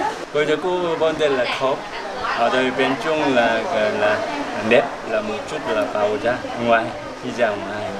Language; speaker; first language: Vietnamese; non-native, learner; Korean